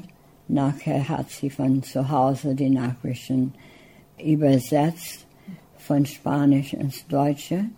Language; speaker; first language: German; early bilingual, heritage; English